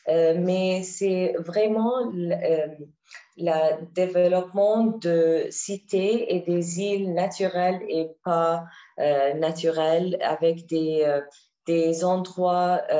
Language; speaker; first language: French; non-native, learner; Arabic